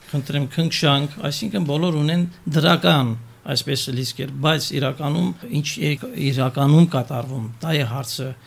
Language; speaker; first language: Armenian; native; Armenian